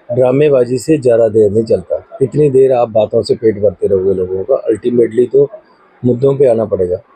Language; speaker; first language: Hindi; non-native, local second language; Punjabi